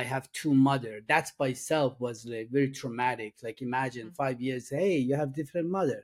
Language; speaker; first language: English; non-native, fluent; Persian